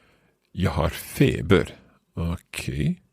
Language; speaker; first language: Swedish; non-native, learner; English